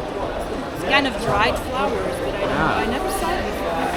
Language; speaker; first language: English; non-native, fluent; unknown